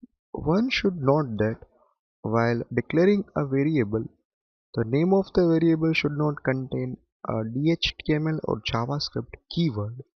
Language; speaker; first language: English; non-native, local second language; Gujarati